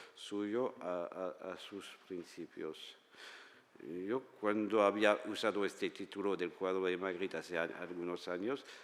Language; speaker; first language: Spanish; non-native, fluent; French